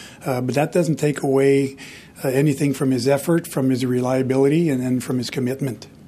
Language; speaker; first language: English; non-native, fluent; French